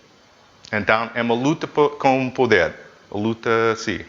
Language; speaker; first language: Portuguese; non-native, fluent; English